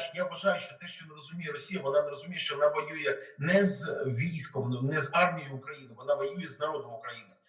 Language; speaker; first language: Ukrainian; non-native, local second language; Russian